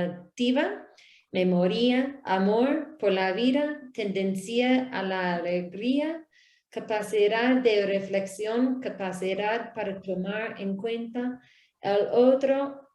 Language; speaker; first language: Spanish; non-native, learner; English